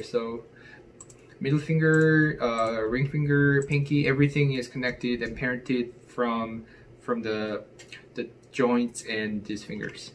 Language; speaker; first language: English; non-native, fluent; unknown